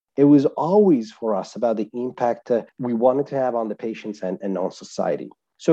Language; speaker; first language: English; non-native, fluent; Italian